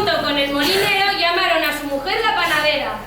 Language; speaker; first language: Spanish; native; Spanish